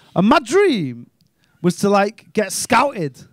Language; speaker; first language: English; native; English